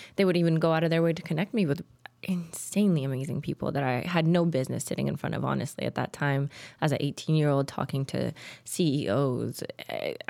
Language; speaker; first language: English; early bilingual, other home language; Tajik